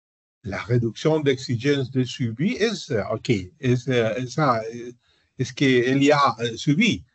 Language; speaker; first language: French; non-native, learner; Spanish